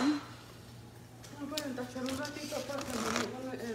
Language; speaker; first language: Spanish; early bilingual, heritage; Spanish